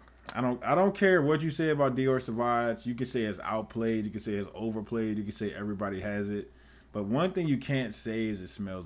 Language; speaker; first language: English; native; English